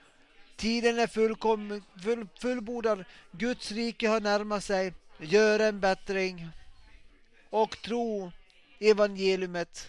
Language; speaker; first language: Swedish; non-native, local second language; Finnish